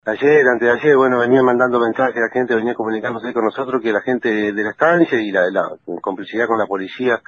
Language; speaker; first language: Spanish; native; Spanish